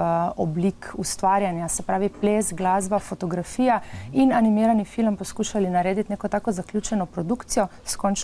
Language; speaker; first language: Slovenian; native; Slovenian